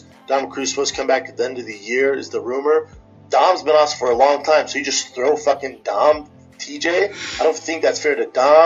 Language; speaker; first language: English; native; English